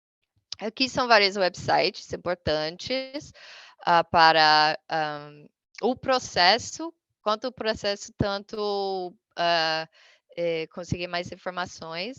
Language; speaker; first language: Portuguese; non-native, fluent; English